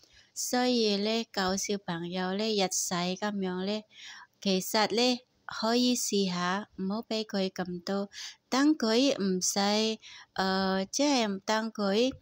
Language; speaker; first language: Cantonese; non-native, fluent; Indonesian